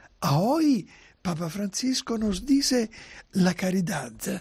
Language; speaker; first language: Spanish; non-native, fluent; Italian